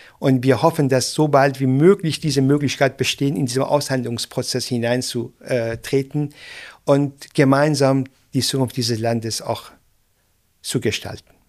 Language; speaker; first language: German; non-native, fluent; Persian